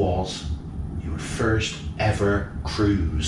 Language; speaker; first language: English; native; English